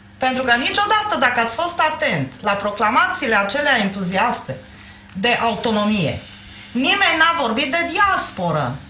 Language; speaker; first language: Romanian; non-native, local second language; Hungarian